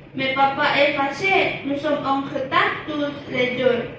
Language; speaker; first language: French; non-native, learner; Indonesian